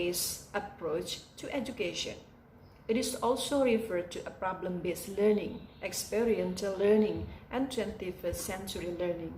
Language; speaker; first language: English; non-native, fluent; Indonesian